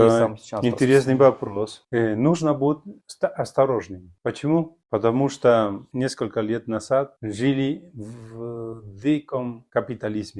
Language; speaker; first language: Russian; non-native, fluent; Spanish